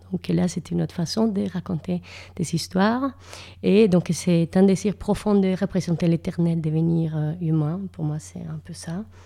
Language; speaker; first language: French; non-native, fluent; Spanish